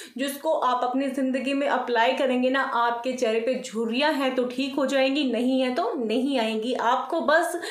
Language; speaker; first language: Hindi; native; Hindi